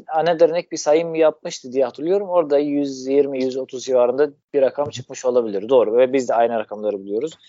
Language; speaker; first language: Turkish; non-native, fluent; Arabic